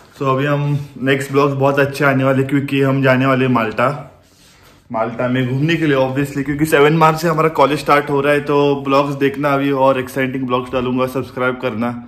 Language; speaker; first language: Hindi; non-native, local second language; Marathi